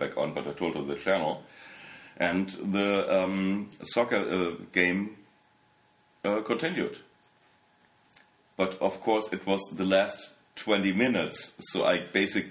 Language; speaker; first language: English; non-native, fluent; German